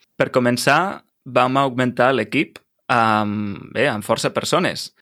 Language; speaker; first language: Catalan; native; Catalan